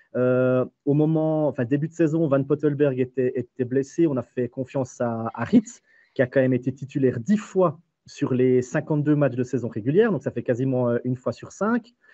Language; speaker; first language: French; native; French